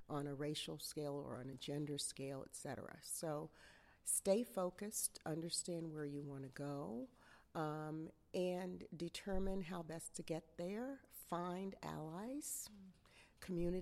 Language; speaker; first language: English; native; English